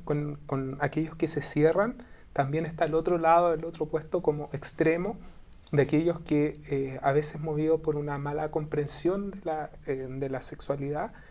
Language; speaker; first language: Spanish; native; Spanish